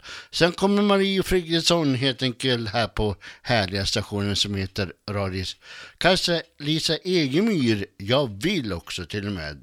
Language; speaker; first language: Swedish; native; Swedish